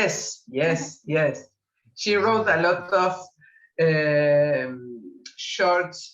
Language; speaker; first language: English; non-native, learner; Spanish